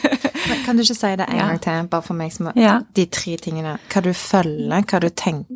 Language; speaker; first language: Norwegian; native; Norwegian